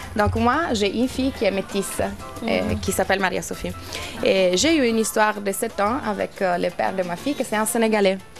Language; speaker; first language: French; non-native, fluent; Italian